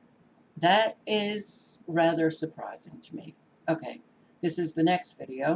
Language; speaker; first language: English; native; English